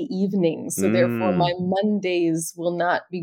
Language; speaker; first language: English; native; English